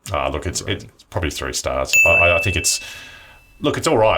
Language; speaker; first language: English; native; English